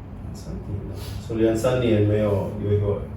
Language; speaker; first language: Chinese; non-native, fluent; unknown